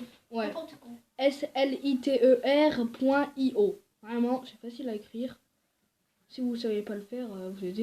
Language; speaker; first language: French; native; French